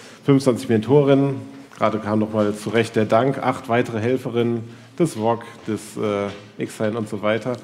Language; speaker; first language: German; native; German